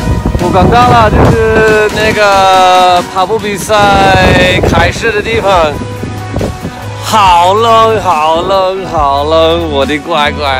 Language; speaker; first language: Chinese; non-native, learner; English